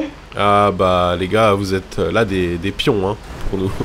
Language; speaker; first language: French; native; French